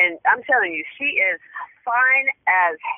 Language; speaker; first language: English; native; English